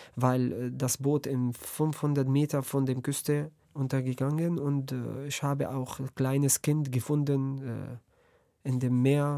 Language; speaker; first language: German; non-native, learner; Arabic